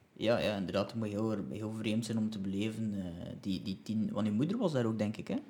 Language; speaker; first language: Dutch; native; Dutch